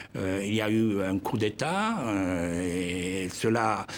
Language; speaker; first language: French; non-native, fluent; Spanish